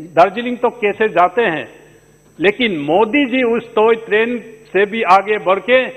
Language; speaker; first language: Hindi; non-native, local second language; Adi